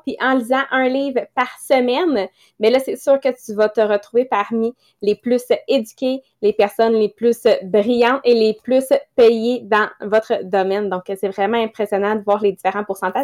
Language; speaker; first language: French; native; French